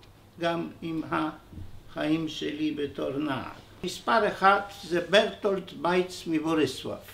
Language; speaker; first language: Hebrew; non-native, fluent; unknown